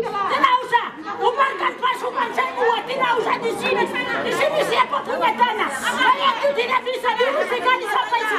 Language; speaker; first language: Indonesian; non-native, local second language; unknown